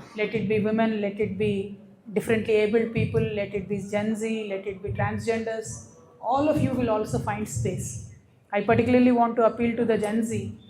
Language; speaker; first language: English; non-native, local second language; Telugu